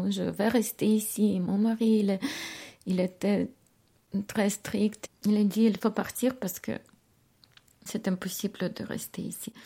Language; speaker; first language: French; non-native, learner; Ukrainian